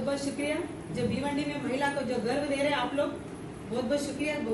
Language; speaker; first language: Hindi; non-native, local second language; Telugu